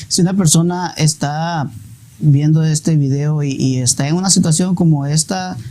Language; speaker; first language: Spanish; native; Spanish